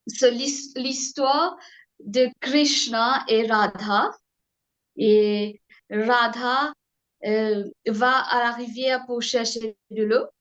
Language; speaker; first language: French; non-native, learner; Morisyen